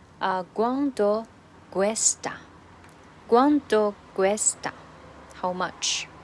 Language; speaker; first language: Spanish; non-native, learner; Chinese